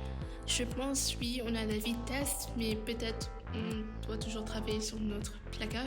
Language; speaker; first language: French; non-native, learner; Vietnamese